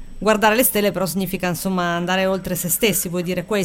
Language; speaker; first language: Italian; native; Italian